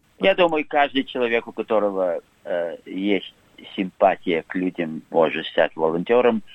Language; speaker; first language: Russian; early bilingual, heritage; Russian